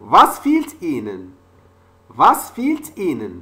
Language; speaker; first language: German; non-native, learner; French